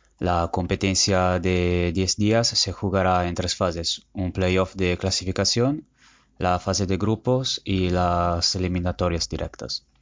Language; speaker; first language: Spanish; non-native, fluent; Italian